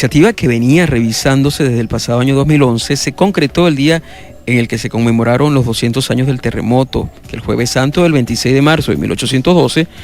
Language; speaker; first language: Spanish; native; Spanish